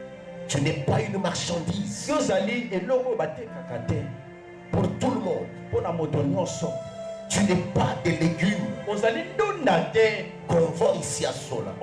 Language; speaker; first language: French; non-native, local second language; Lingala